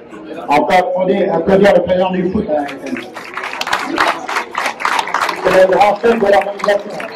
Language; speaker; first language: French; native; French